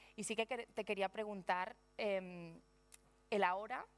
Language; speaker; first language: Spanish; non-native, local second language; Catalan